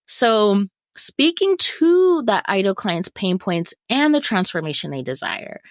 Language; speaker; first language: English; native; English